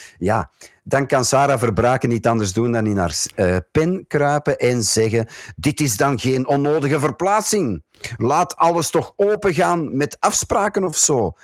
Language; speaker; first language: Dutch; native; Dutch